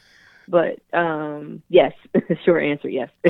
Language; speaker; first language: English; native; English